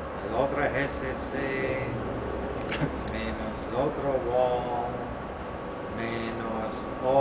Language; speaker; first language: Spanish; non-native, fluent; English